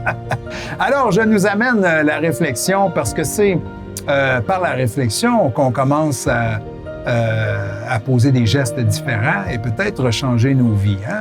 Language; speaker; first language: French; native; French